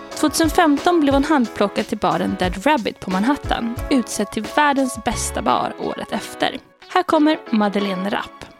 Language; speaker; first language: Swedish; native; Swedish